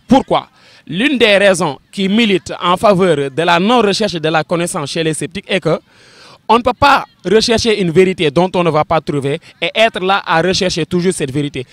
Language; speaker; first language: French; non-native, local second language; Wolof